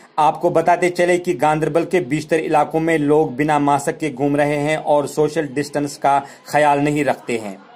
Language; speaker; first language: Urdu; non-native, local second language; Kashmiri